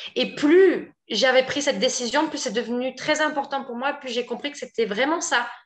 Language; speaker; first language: French; native; French